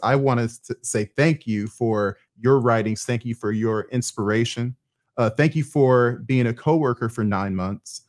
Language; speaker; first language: English; native; English